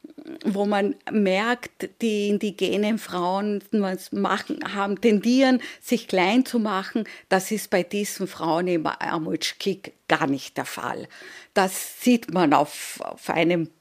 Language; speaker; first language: German; early bilingual, other home language; Spanish